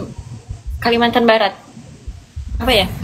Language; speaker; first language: Indonesian; native; Indonesian